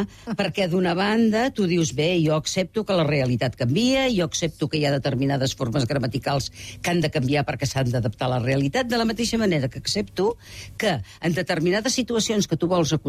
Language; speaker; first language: Catalan; native; Catalan